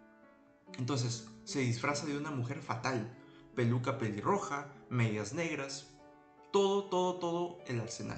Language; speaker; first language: Spanish; native; Spanish